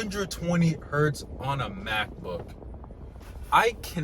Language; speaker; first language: English; native; English